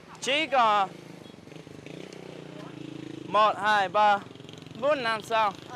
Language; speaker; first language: Vietnamese; non-native, learner; English